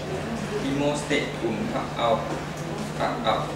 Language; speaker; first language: German; non-native, learner; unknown